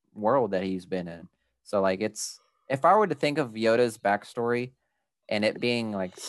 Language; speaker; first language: English; early bilingual, other home language; Spanish